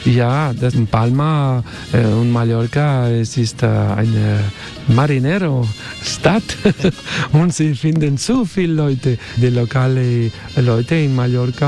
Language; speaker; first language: German; non-native, learner; Spanish